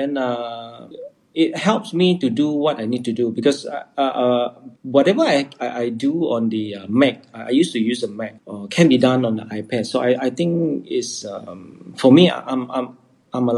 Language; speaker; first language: English; non-native, local second language; Hakka Chinese